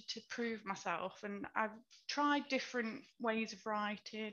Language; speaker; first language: English; native; English